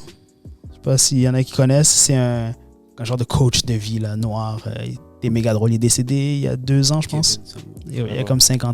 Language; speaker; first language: French; native; French